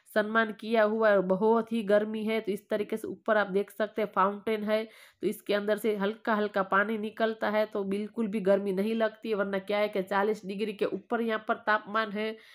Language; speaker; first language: Hindi; non-native, local second language; Gujarati